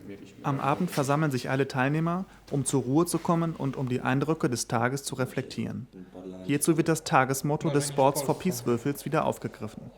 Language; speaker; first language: German; native; German